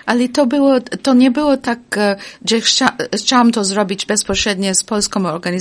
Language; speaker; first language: Polish; non-native, fluent; English